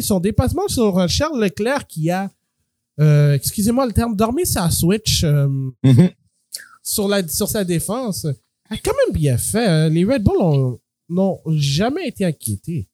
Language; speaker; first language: French; native; French